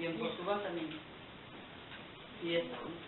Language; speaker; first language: Spanish; non-native, local second language; Galician